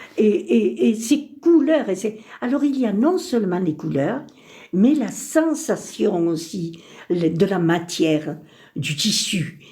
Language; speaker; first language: French; early bilingual, other home language; Spanish